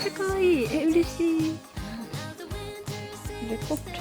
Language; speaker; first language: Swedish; non-native, learner; Japanese